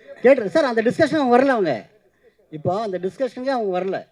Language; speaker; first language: Tamil; native; Tamil